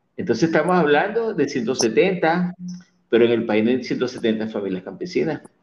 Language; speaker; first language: Spanish; native; Spanish